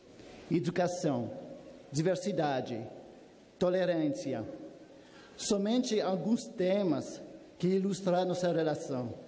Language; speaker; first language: Portuguese; non-native, fluent; French